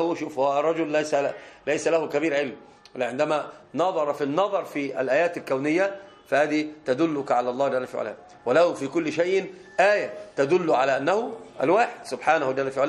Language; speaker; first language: Arabic; native; Arabic